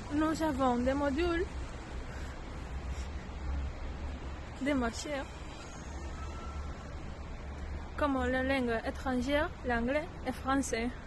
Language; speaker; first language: French; non-native, learner; Spanish